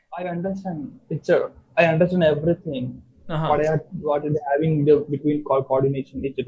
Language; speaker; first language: English; non-native, local second language; Urdu